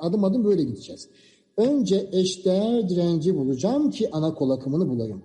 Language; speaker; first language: Turkish; native; Turkish